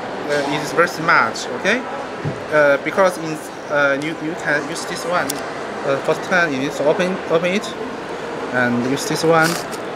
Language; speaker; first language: English; non-native, learner; Chinese